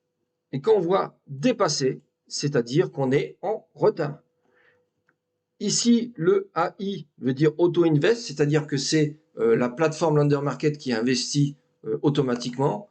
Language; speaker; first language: French; native; French